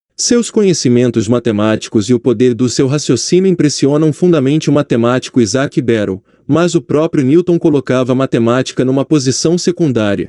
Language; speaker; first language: Portuguese; native; Portuguese